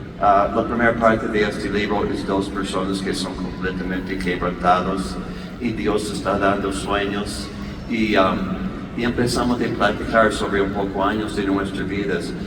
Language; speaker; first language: Spanish; non-native, learner; English